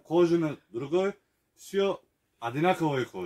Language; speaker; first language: Russian; non-native, learner; Turkish